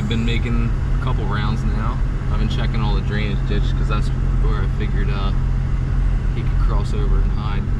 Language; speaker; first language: English; native; English